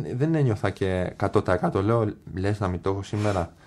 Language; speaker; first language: Greek; native; Greek